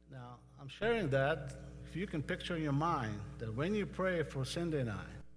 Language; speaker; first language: English; non-native, fluent; Hebrew